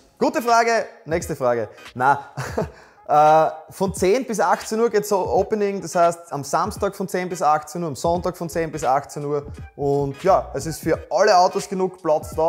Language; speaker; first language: German; native; German